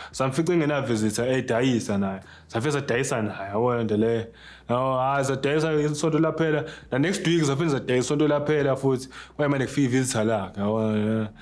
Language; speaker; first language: Zulu; native; Zulu